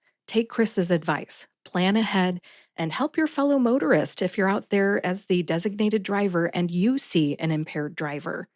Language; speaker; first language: English; native; English